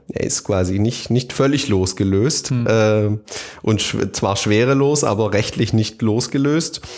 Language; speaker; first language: German; native; German